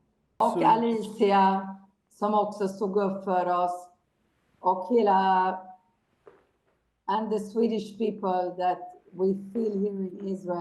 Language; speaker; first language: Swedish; non-native, fluent; Hebrew